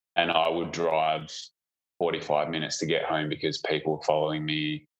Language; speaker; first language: English; native; English